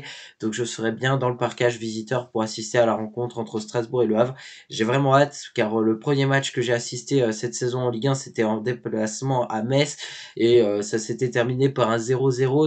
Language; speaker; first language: French; native; French